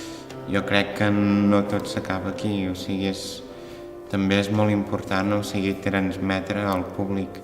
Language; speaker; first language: Catalan; early bilingual, other home language; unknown